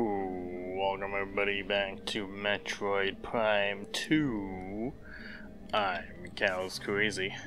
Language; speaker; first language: English; native; English